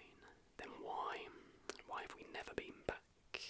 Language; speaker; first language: English; native; English